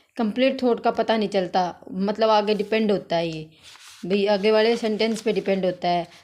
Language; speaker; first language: Hindi; native; Hindi